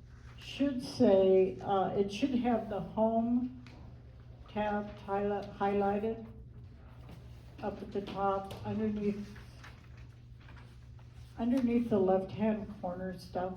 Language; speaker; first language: English; native; English